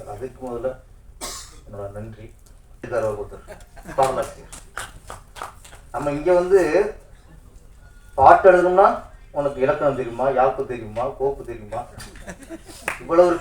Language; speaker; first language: Tamil; native; Tamil